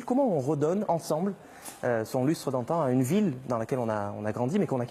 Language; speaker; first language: French; native; French